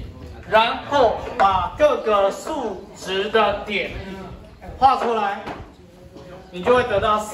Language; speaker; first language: Chinese; native; Chinese